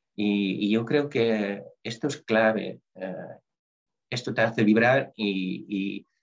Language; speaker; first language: Spanish; non-native, fluent; Dutch